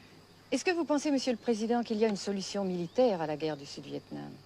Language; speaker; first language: French; native; French